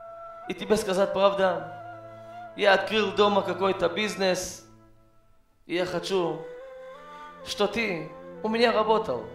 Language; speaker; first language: Russian; non-native, learner; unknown